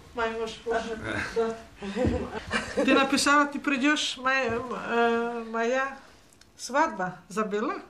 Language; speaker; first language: Russian; non-native, fluent; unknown